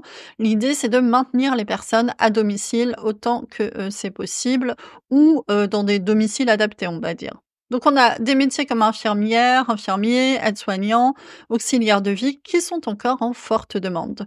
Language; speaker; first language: French; native; French